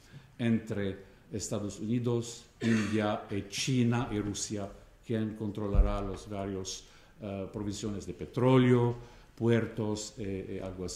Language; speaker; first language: Spanish; non-native, fluent; Arabic